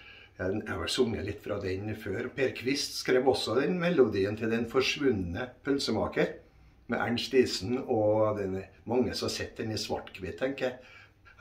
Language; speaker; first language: Norwegian; native; Norwegian